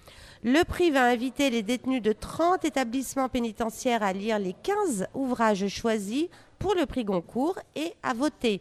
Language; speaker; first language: French; native; French